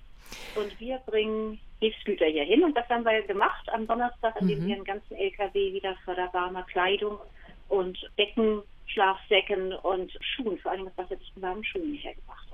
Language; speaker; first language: German; native; German